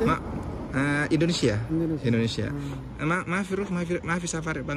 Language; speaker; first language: Arabic; non-native, learner; Indonesian